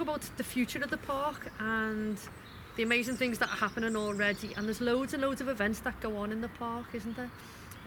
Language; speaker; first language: English; native; English